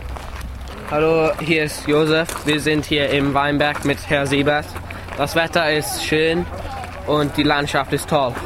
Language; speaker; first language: German; non-native, learner; Welsh